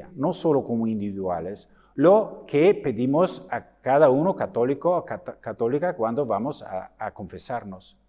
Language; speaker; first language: Spanish; non-native, fluent; German